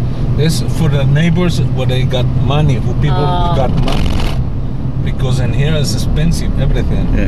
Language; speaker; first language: English; non-native, learner; Spanish